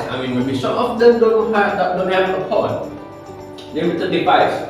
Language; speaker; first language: English; non-native, learner; Indonesian